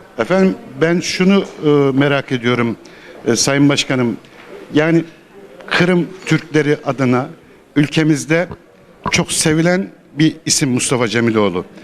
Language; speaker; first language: Turkish; native; Turkish